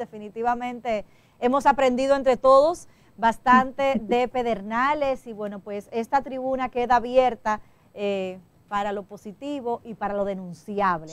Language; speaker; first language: Spanish; native; Spanish